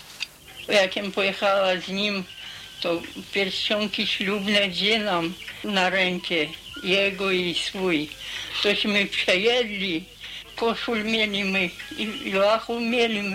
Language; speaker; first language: Polish; early bilingual, heritage; Polish